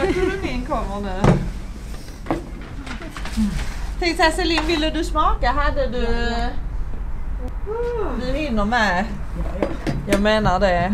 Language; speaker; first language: Swedish; native; Swedish